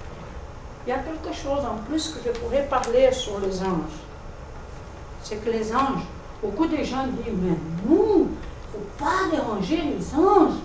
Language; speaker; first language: French; non-native, fluent; Portuguese